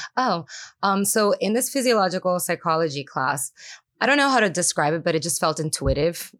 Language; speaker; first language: English; non-native, fluent; Spanish